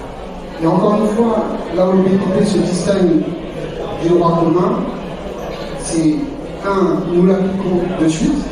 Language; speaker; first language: French; native; French